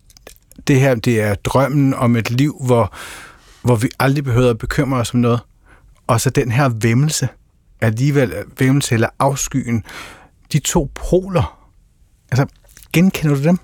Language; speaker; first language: Danish; native; Danish